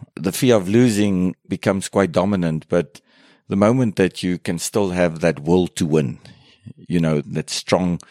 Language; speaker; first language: English; non-native, fluent; French